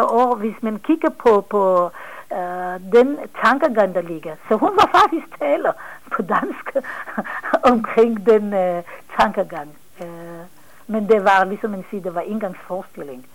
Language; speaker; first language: Danish; non-native, fluent; Hebrew